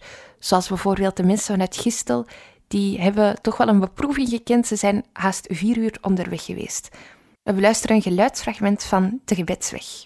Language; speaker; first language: Dutch; native; Dutch